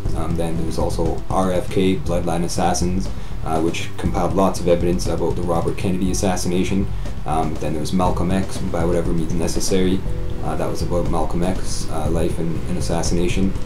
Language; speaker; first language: English; native; English